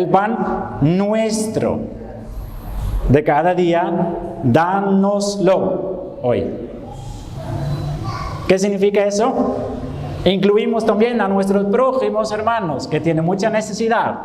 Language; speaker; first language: Spanish; non-native, fluent; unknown